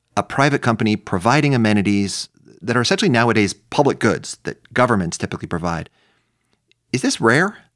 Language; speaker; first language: English; non-native, fluent; Spanish